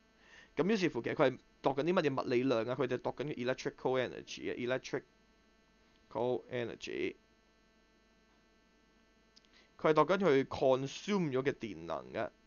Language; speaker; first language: Cantonese; native; Cantonese